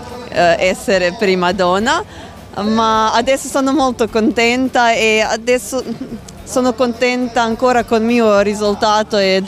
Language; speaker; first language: Italian; non-native, learner; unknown